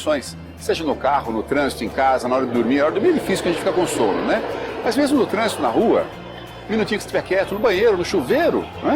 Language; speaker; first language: Portuguese; native; Portuguese